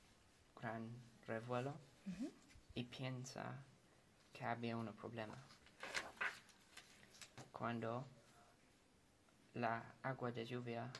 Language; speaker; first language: Spanish; non-native, learner; English